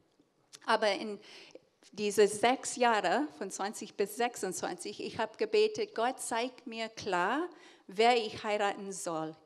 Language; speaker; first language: German; early bilingual, heritage; English